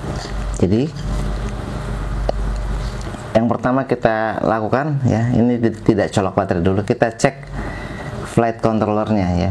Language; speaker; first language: Indonesian; native; Indonesian